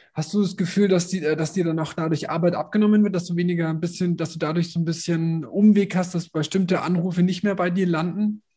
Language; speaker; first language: German; native; German